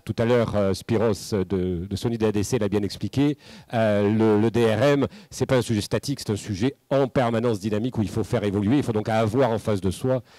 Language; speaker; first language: French; native; French